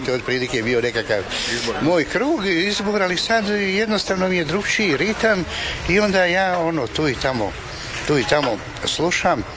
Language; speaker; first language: Serbian; native; Serbian